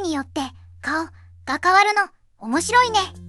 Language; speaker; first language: Japanese; native; Japanese